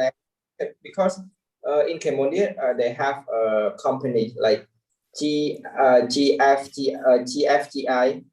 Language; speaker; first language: English; non-native, learner; Khmer